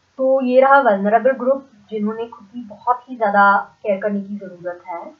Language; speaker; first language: Hindi; non-native, local second language; Marathi